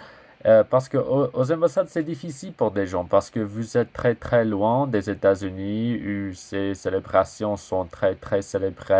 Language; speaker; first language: French; non-native, learner; English